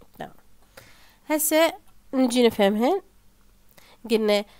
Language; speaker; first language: Arabic; native; Arabic